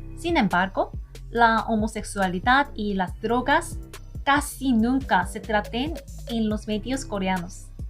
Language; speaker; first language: Spanish; non-native, learner; Korean